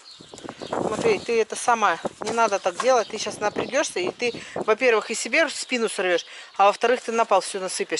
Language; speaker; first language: Russian; native; Russian